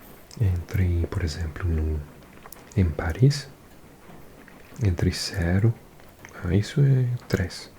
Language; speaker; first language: Portuguese; non-native, learner; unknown